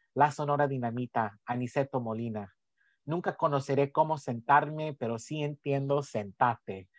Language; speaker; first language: Spanish; early bilingual, heritage; Spanish